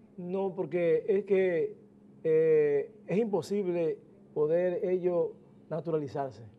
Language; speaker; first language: Spanish; native; Spanish